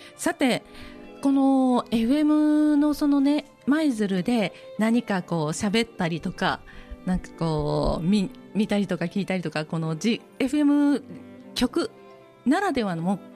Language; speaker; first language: Japanese; native; Japanese